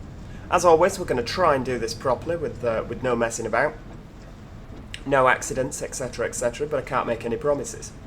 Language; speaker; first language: English; native; English